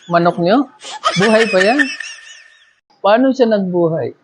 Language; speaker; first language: Filipino; non-native, learner; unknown